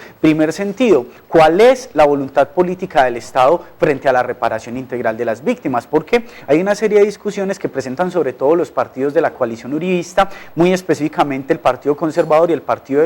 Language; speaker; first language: Spanish; native; Spanish